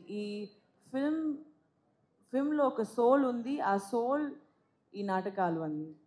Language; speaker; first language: Telugu; non-native, fluent; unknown